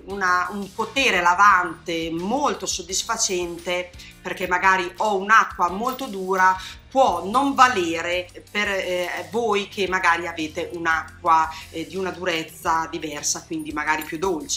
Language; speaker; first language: Italian; native; Italian